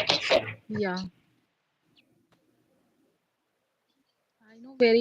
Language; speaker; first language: English; non-native, learner; Hindi